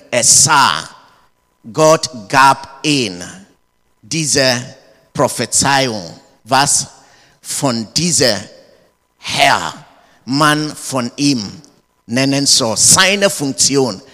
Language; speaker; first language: German; non-native, learner; English